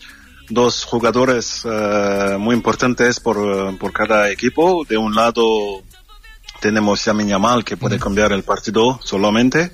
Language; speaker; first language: Spanish; non-native, fluent; French